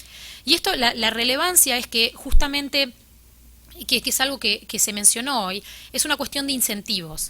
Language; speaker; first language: Spanish; native; Spanish